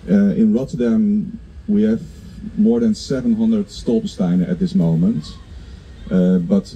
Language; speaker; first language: English; non-native, fluent; Dutch